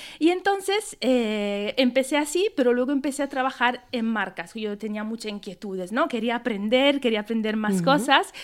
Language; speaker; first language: Spanish; non-native, fluent; Italian